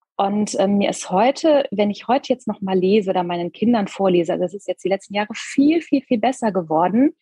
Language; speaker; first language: German; native; German